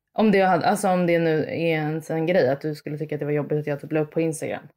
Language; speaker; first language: Swedish; early bilingual, other home language; Italian